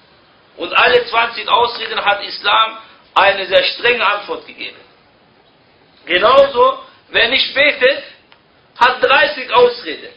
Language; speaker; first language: German; non-native, fluent; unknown